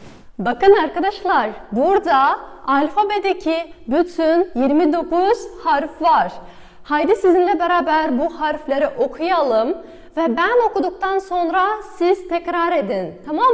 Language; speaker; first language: Turkish; non-native, fluent; Kazakh